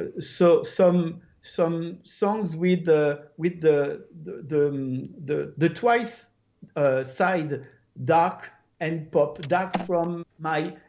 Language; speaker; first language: English; non-native, learner; French